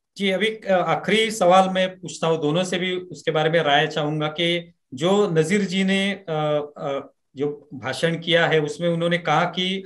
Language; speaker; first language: Hindi; non-native, local second language; Marathi